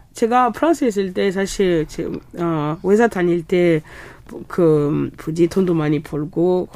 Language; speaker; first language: Korean; non-native, fluent; French